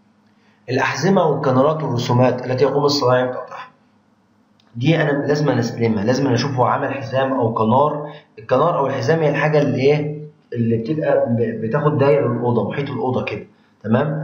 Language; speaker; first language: Arabic; native; Arabic